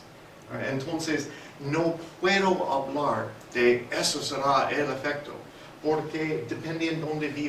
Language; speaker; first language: Spanish; non-native, fluent; English